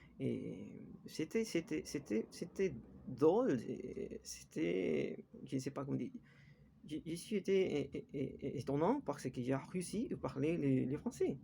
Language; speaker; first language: French; non-native, learner; Spanish